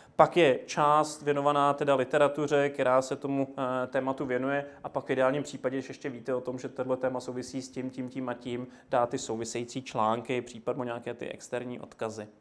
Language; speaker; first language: Czech; native; Czech